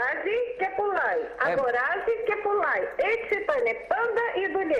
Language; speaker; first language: Greek; non-native, fluent; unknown